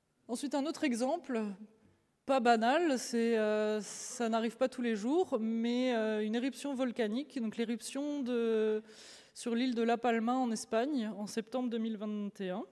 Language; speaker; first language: French; native; French